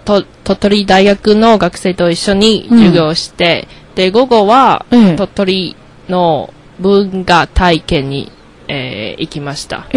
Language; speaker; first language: Japanese; non-native, learner; Chinese